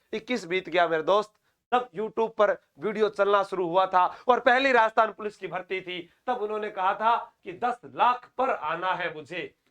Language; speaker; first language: Hindi; native; Hindi